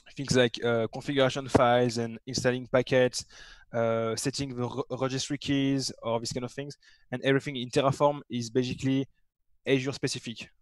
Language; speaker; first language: English; non-native, fluent; French